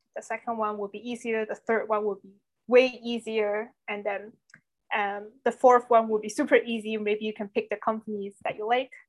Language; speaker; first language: English; non-native, fluent; Chinese